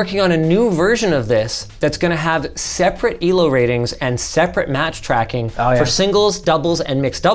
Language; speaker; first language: English; native; English